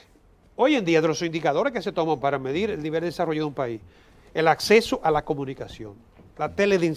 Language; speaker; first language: Spanish; native; Spanish